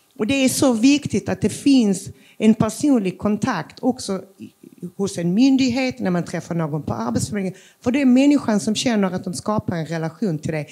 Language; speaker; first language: Swedish; early bilingual, other home language; Macedonian